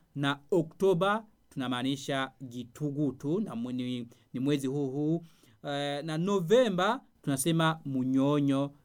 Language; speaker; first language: Swahili; non-native, local second language; Rundi